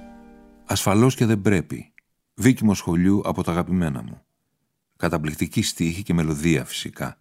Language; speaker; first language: Greek; native; Greek